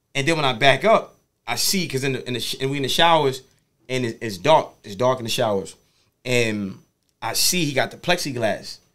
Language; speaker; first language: English; native; English